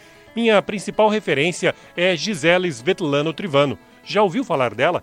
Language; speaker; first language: Portuguese; native; Portuguese